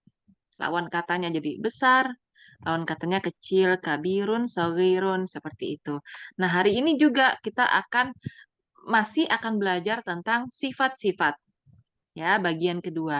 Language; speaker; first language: Indonesian; native; Indonesian